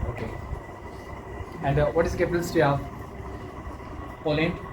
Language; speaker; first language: English; non-native, fluent; Urdu